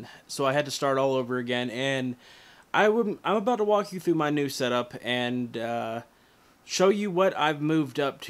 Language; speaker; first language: English; native; English